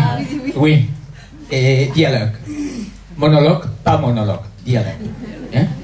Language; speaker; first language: French; non-native, fluent; Spanish